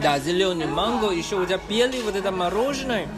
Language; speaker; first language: Russian; non-native, learner; Chinese